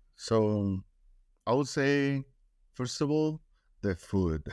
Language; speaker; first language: English; non-native, learner; Spanish